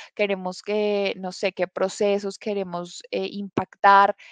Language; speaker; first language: Spanish; native; Spanish